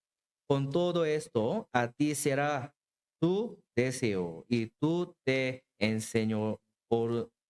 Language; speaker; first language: Spanish; non-native, learner; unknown